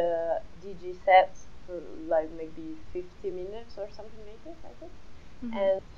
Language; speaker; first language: English; non-native, fluent; French